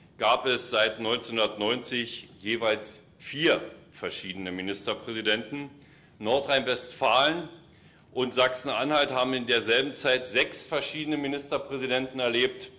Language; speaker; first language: German; native; German